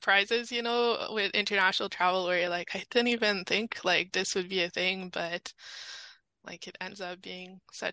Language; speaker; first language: English; non-native, fluent; French